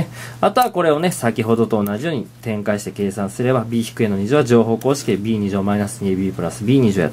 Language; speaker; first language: Japanese; native; Japanese